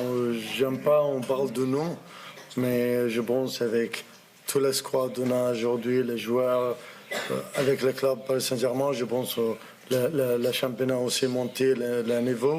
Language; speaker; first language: French; non-native, learner; Arabic